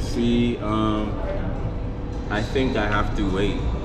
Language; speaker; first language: English; native; English